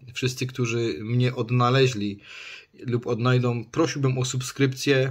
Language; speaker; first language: Polish; native; Polish